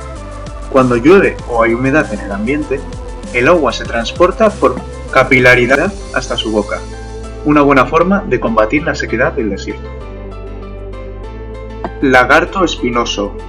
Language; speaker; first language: Spanish; native; Spanish